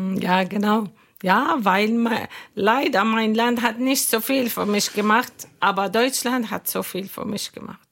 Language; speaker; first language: German; non-native, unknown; Arabic